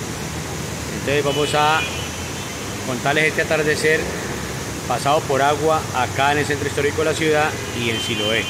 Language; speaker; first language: Spanish; native; Spanish